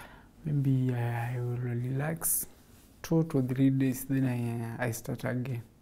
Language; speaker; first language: English; non-native, local second language; Kamba